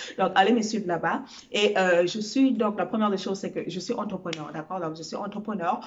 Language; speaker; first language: French; early bilingual, other home language; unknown